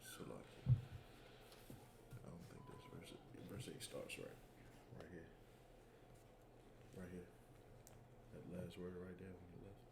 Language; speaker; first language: English; native; English